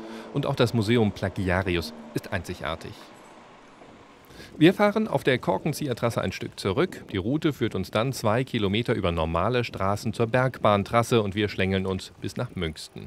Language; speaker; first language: German; native; German